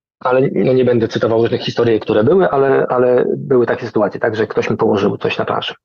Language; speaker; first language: Polish; native; Polish